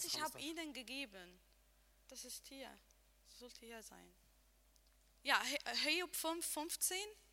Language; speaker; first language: German; non-native, learner; Arabic